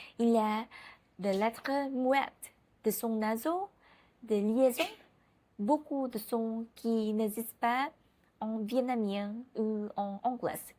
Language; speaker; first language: French; non-native, learner; Vietnamese